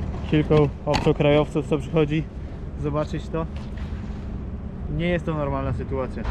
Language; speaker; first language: Polish; native; Polish